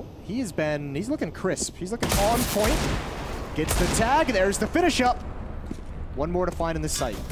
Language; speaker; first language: English; native; English